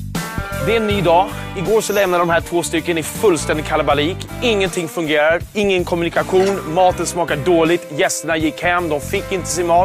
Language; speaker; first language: Swedish; native; Swedish